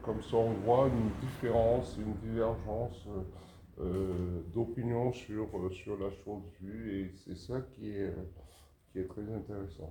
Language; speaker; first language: French; native; French